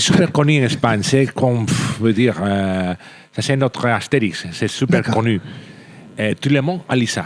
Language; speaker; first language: French; non-native, learner; Spanish